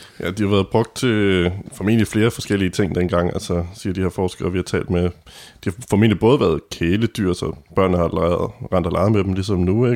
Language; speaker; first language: Danish; native; Danish